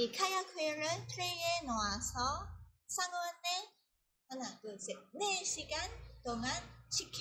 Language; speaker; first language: Korean; non-native, learner; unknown